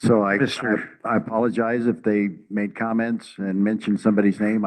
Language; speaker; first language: English; native; English